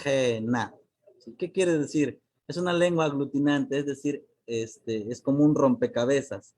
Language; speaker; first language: Spanish; non-native, local second language; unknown